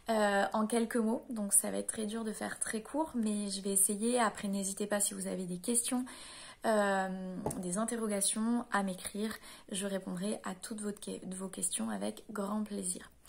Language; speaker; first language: French; native; French